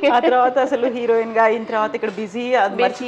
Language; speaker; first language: Telugu; native; Telugu